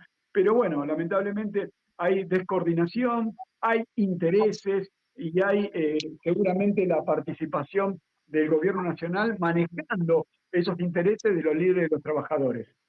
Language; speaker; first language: Spanish; native; Spanish